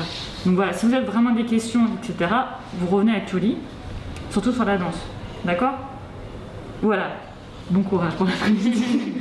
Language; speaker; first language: French; native; French